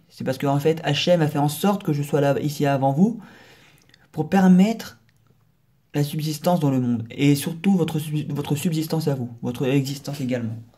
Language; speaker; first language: French; native; French